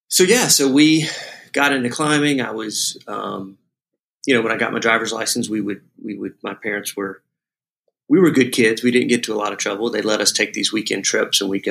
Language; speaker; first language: English; native; English